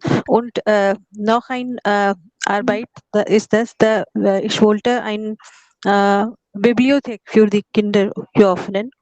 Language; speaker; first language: German; non-native, learner; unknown